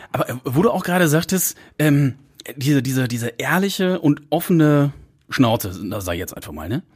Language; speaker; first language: German; native; German